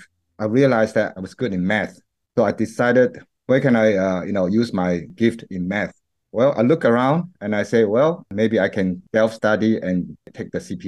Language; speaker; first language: English; non-native, local second language; Min Nan Chinese